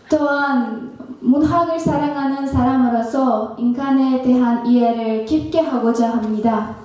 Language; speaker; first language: Korean; non-native, fluent; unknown